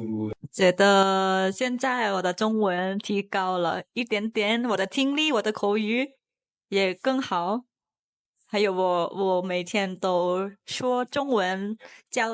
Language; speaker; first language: Chinese; non-native, learner; Thai